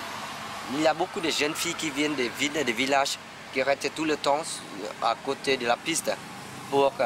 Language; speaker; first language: French; non-native, learner; Vietnamese